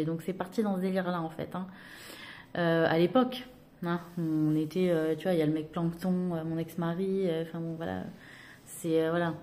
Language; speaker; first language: French; native; French